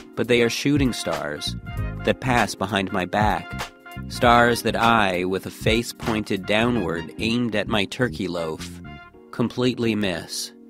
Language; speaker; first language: English; native; English